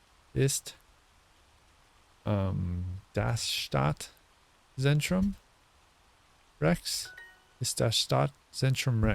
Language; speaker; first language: German; non-native, learner; English